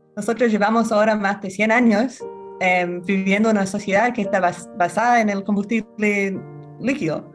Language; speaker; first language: Spanish; non-native, fluent; English